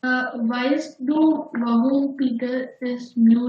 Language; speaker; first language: German; non-native, learner; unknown